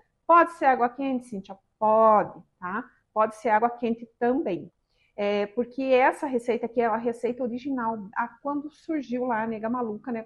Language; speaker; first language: Portuguese; native; Portuguese